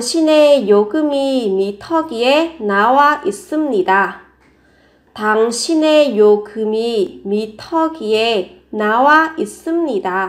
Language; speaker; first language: Korean; non-native, fluent; Vietnamese